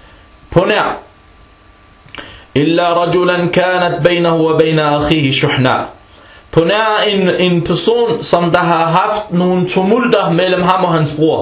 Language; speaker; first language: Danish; early bilingual, other home language; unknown